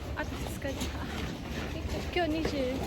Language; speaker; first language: Japanese; non-native, local second language; Filipino